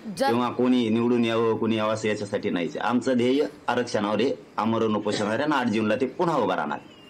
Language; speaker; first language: Marathi; native; Marathi